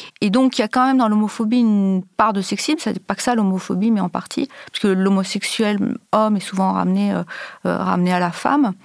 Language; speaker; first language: French; native; French